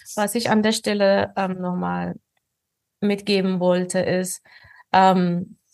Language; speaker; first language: German; non-native, fluent; Amharic